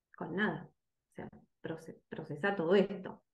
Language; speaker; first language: Spanish; native; Spanish